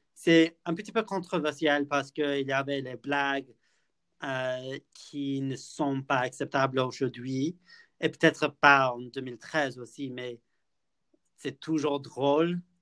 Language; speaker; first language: French; non-native, fluent; English